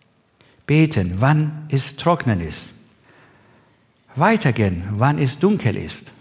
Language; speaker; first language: German; non-native, learner; Persian